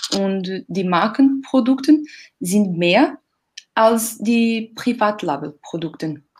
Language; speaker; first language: German; non-native, learner; Portuguese